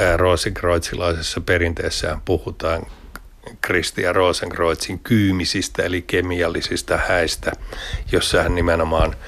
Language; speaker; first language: Finnish; native; Finnish